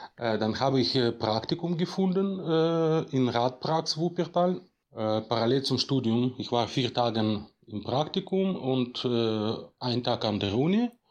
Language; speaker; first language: German; non-native, fluent; Russian